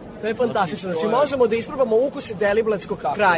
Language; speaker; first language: Serbian; native; Serbian